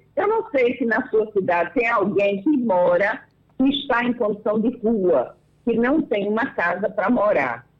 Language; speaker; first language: Portuguese; early bilingual, other home language; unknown